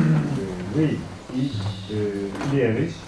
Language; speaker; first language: French; non-native, learner; Kurdish